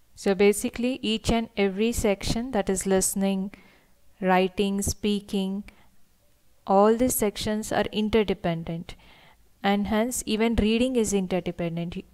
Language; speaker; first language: English; non-native, local second language; Hindi